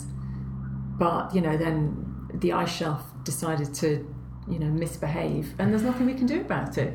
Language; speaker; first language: English; native; English